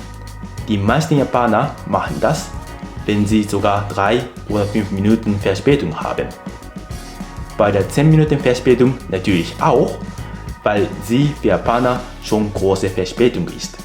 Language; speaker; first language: German; non-native, fluent; Japanese